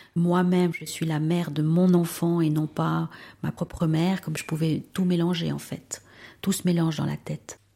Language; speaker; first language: French; early bilingual, other home language; Spanish